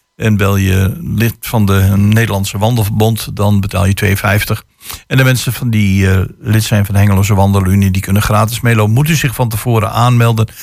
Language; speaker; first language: Dutch; native; Dutch